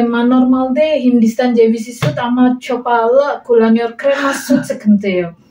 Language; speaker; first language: Turkish; non-native, learner; Indonesian